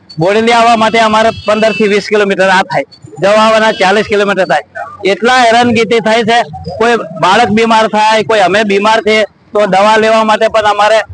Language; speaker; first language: Gujarati; non-native, local second language; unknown